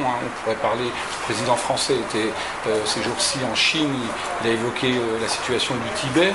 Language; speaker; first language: French; native; French